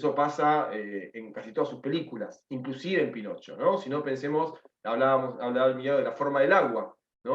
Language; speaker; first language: Spanish; native; Spanish